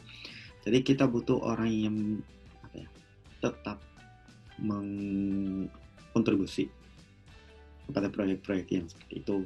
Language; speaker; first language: Indonesian; non-native, local second language; Japanese